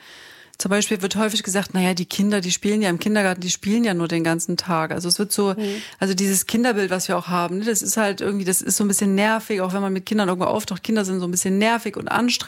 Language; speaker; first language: German; native; German